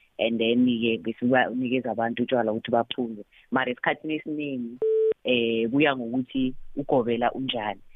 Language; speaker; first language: Zulu; non-native, local second language; South Ndebele